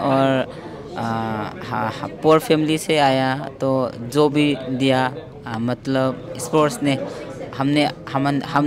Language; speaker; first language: Hindi; non-native, local second language; Manipuri